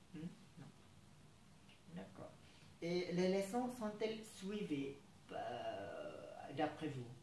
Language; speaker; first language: French; non-native, fluent; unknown